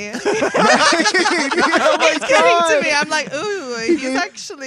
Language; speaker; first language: English; native; English